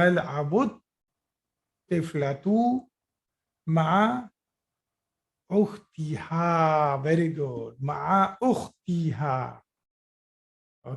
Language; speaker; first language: Arabic; non-native, fluent; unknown